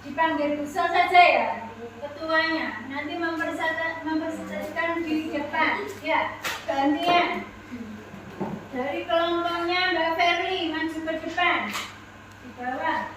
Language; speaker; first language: Indonesian; native; Indonesian